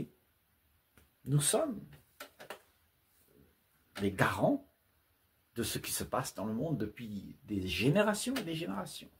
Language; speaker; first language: French; native; French